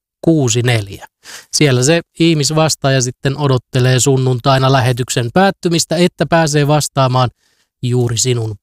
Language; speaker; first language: Finnish; native; Finnish